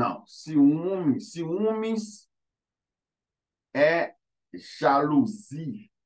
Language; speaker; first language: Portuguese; non-native, fluent; Haitian Creole